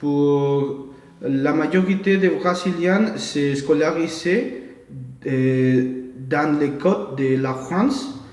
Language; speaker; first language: French; non-native, learner; Portuguese